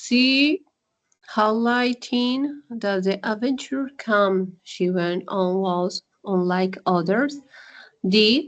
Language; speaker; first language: English; non-native, learner; Spanish